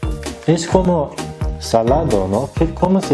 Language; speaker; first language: Spanish; non-native, learner; Turkish